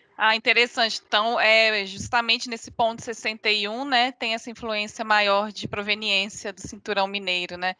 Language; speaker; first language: Portuguese; native; Portuguese